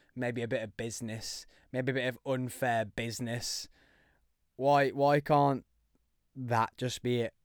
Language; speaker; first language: English; native; English